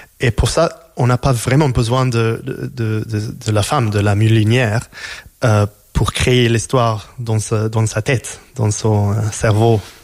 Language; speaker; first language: French; non-native, fluent; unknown